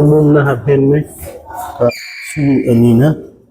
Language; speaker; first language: Thai; native; Thai